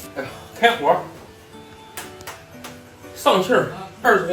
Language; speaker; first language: Chinese; native; Chinese